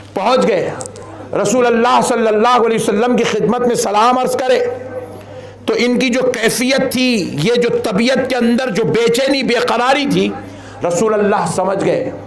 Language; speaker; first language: Hindi; non-native, local second language; Urdu